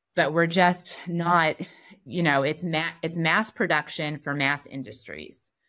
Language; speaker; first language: English; native; English